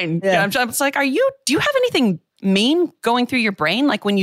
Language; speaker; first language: English; native; English